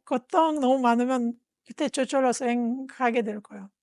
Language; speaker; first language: Korean; non-native, fluent; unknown